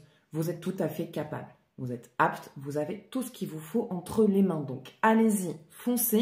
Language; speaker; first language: French; native; French